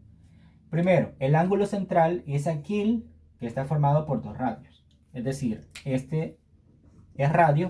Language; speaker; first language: Spanish; native; Spanish